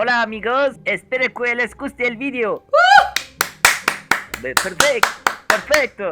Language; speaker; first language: Spanish; non-native, learner; Turkish